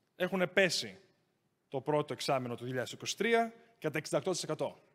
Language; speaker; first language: Greek; native; Greek